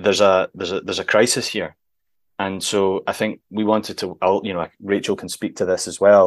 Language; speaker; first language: English; native; English